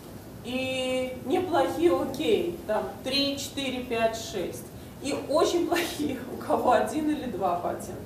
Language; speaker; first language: Russian; native; Russian